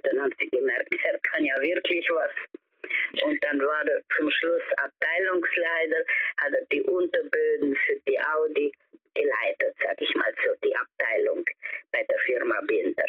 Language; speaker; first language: German; early bilingual, heritage; German